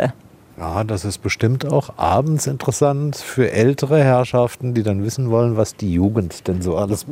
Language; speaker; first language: German; native; German